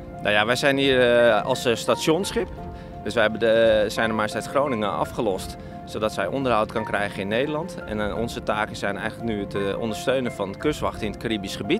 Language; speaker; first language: Dutch; native; Dutch